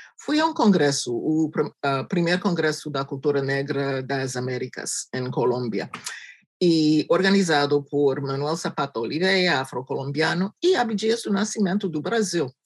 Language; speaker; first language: Portuguese; non-native, fluent; English